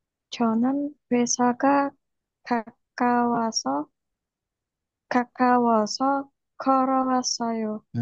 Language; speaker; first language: Korean; non-native, learner; Indonesian